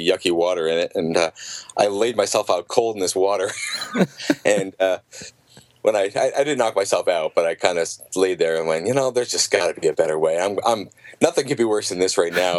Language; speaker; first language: English; native; English